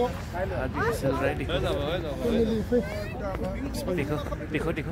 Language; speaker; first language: Hindi; non-native, local second language; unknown